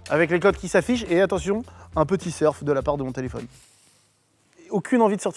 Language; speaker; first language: French; native; French